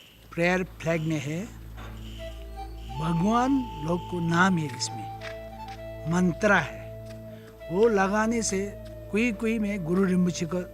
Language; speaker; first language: Hindi; non-native, local second language; Nepali